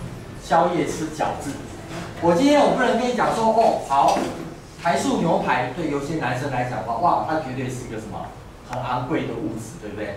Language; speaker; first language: Chinese; native; Chinese